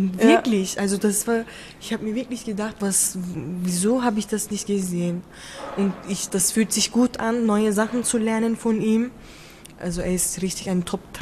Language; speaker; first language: German; early bilingual, other home language; Turkish